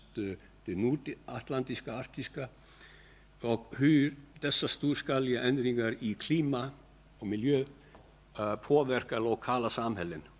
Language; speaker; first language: Swedish; non-native, fluent; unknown